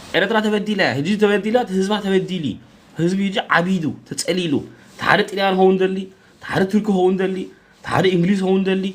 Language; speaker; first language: Tigrinya; early bilingual, heritage; Tigrinya